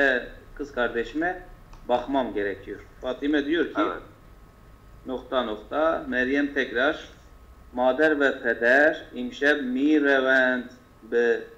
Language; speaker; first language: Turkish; non-native, local second language; Kurdish